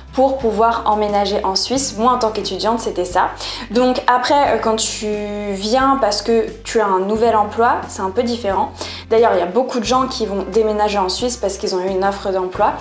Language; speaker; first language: French; native; French